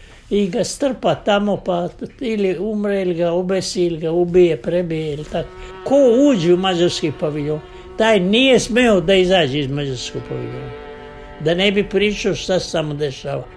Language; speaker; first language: Bosnian; native; Bosnian